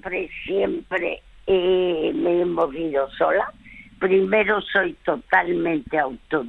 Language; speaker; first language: Spanish; early bilingual, other home language; French